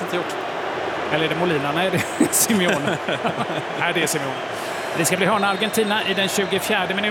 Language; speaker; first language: Swedish; native; Swedish